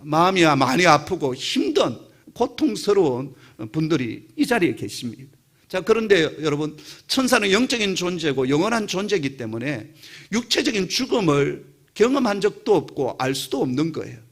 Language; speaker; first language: Korean; native; Korean